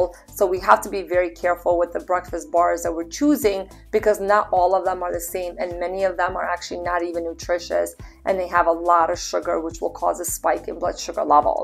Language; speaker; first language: English; native; English